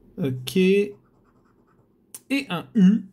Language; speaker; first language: French; native; French